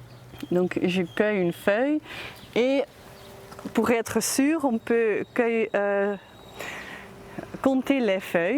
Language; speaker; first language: French; non-native, fluent; Dutch